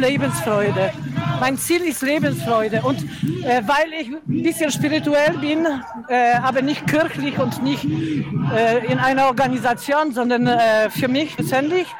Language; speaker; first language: German; non-native, fluent; Polish